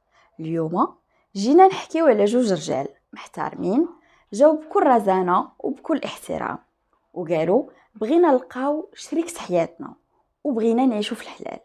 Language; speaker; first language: Arabic; native; Arabic